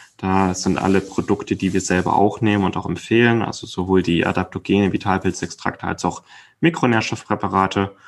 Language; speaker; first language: German; native; German